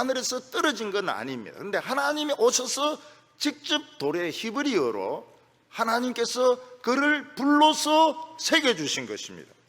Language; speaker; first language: Korean; native; Korean